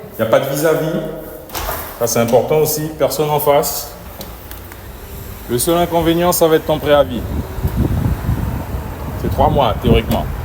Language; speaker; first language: French; native; French